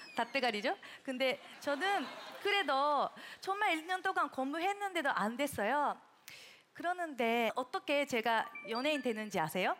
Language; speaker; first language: Korean; non-native, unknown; Japanese